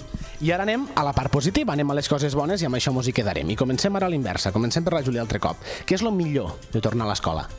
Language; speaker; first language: Catalan; native; Catalan